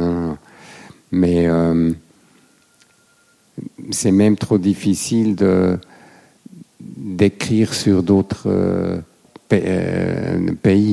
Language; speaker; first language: French; non-native, fluent; German